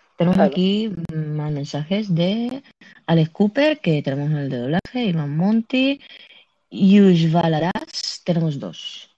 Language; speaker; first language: Spanish; native; Spanish